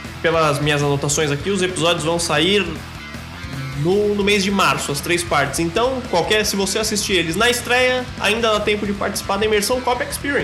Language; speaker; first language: Portuguese; native; Portuguese